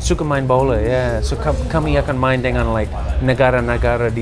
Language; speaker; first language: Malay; non-native, learner; English